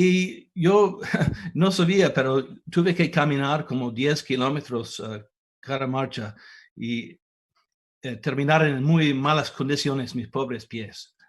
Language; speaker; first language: Spanish; non-native, fluent; English